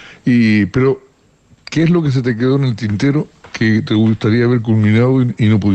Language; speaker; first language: Spanish; native; Spanish